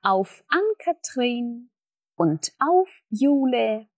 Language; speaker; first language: German; non-native, fluent; Russian